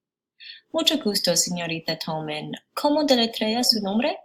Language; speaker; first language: Spanish; non-native, learner; English